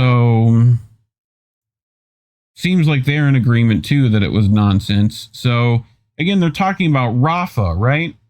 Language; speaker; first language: English; native; English